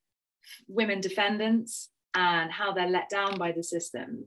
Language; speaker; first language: English; native; English